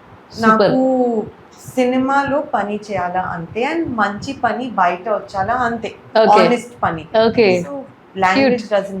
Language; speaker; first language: Telugu; non-native, local second language; Urdu